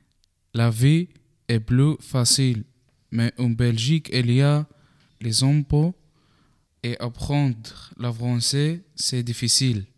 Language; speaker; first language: French; non-native, learner; Arabic